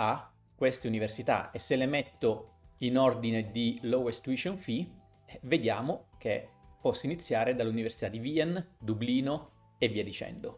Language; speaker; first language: Italian; native; Italian